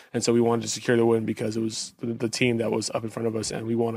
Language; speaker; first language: English; native; English